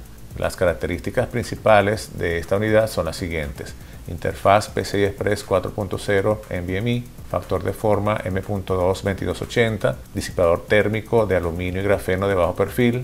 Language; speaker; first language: Spanish; native; Spanish